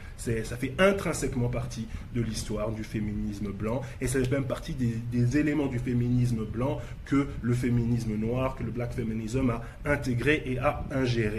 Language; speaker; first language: French; native; French